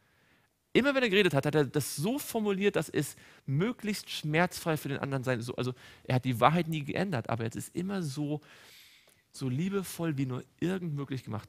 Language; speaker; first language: German; native; German